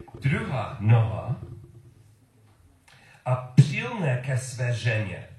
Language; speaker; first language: Czech; non-native, learner; English